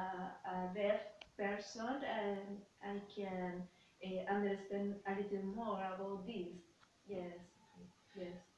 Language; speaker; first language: English; non-native, learner; Spanish